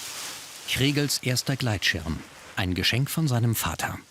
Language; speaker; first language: German; native; German